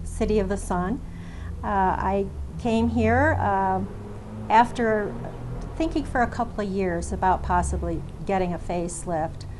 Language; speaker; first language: English; native; English